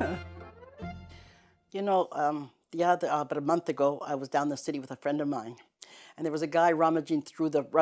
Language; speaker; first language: English; native; English